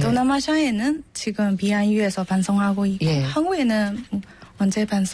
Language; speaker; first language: Korean; non-native, learner; Burmese